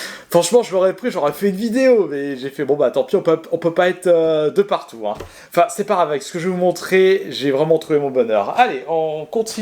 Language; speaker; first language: French; native; French